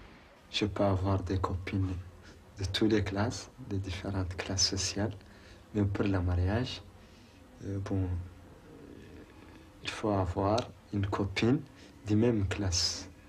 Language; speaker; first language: French; non-native, local second language; Arabic